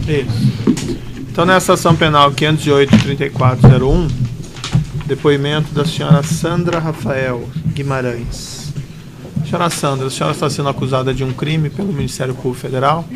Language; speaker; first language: Portuguese; native; Portuguese